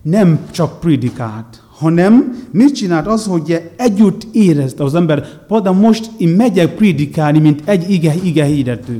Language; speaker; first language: Hungarian; non-native, learner; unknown